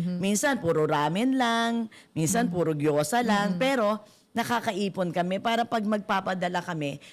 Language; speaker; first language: Filipino; native; Filipino